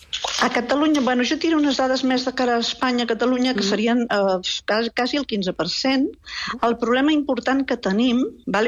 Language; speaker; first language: Catalan; native; Catalan